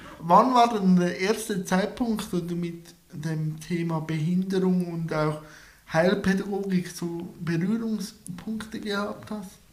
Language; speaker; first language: German; native; German